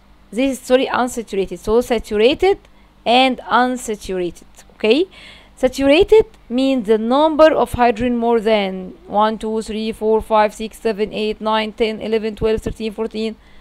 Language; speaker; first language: English; non-native, fluent; Arabic